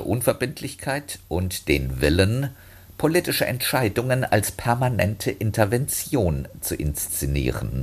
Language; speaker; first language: German; native; German